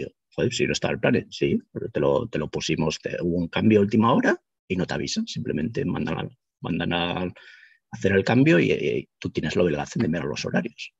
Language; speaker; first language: Spanish; native; Spanish